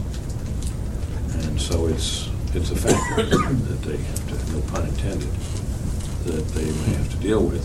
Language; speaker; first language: English; native; English